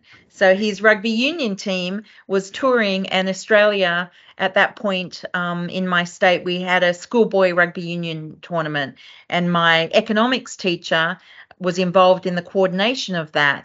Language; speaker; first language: English; native; English